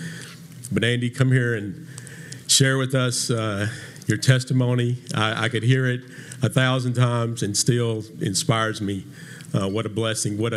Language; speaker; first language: English; native; English